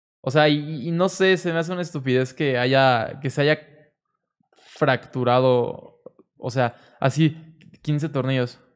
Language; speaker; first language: Spanish; native; Spanish